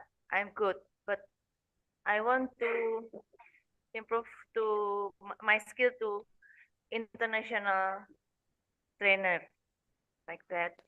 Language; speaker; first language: English; non-native, learner; Indonesian